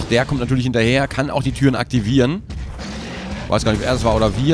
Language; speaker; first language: German; native; German